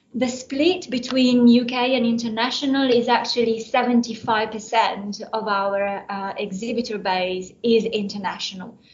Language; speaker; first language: English; non-native, fluent; Italian